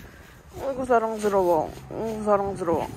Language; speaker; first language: Korean; native; Korean